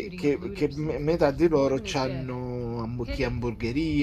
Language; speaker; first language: Italian; native; Italian